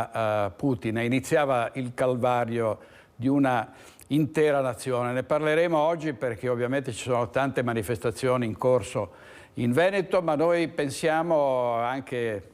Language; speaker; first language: Italian; native; Italian